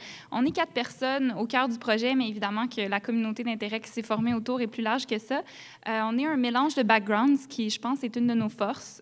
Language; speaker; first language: French; native; French